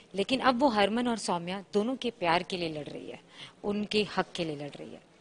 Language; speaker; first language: Hindi; native; Hindi